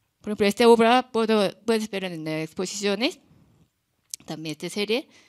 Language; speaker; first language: Spanish; non-native, learner; Korean